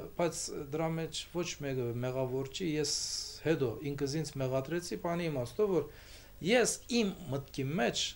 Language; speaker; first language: Armenian; early bilingual, heritage; Armenian